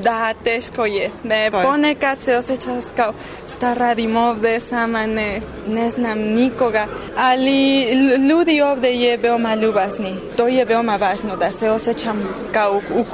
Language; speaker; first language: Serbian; non-native, learner; Spanish